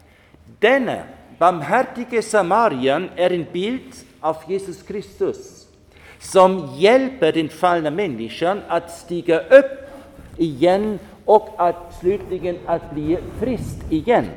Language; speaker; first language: Swedish; non-native, fluent; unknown